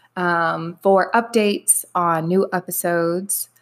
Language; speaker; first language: English; native; English